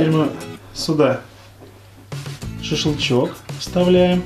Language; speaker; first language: Russian; native; Russian